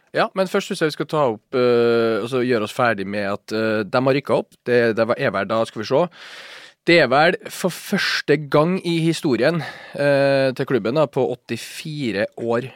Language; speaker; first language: Norwegian; native; Norwegian